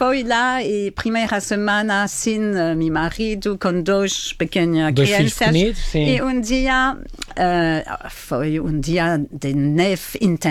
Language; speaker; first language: Portuguese; non-native, learner; French